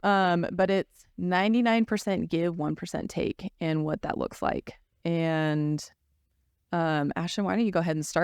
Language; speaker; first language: English; native; English